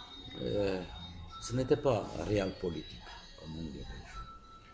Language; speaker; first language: French; non-native, fluent; Armenian